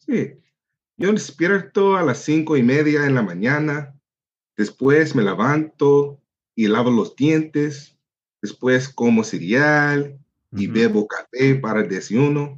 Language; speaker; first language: Spanish; non-native, learner; English